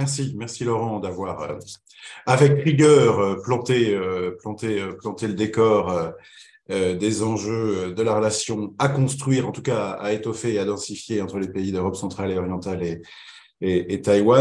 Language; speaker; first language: French; native; French